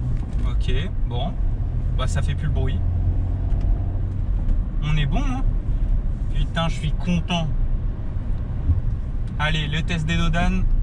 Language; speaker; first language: French; native; French